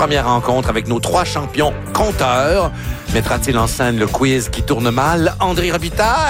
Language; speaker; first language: French; native; French